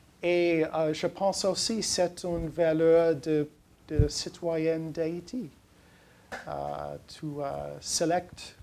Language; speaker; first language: French; non-native, learner; English